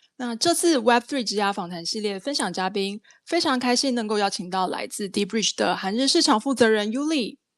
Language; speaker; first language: Chinese; native; Chinese